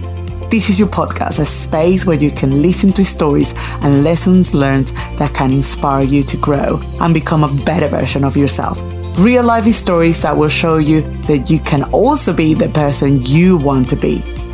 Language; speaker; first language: English; non-native, fluent; Spanish